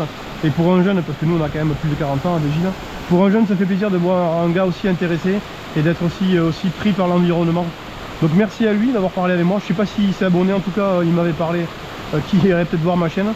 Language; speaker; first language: French; native; French